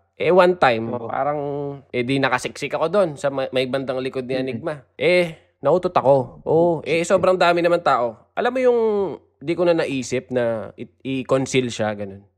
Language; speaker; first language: Filipino; native; Filipino